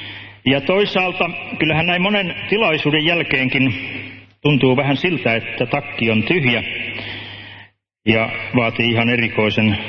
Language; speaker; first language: Finnish; native; Finnish